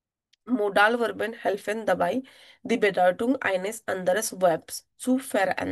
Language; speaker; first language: German; non-native, fluent; Marathi